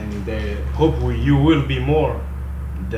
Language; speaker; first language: English; non-native, local second language; French